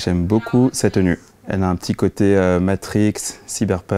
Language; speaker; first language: French; native; French